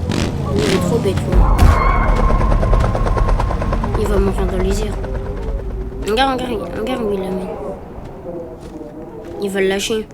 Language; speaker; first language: French; native; French